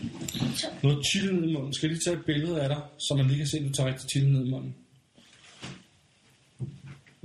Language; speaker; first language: Danish; native; Danish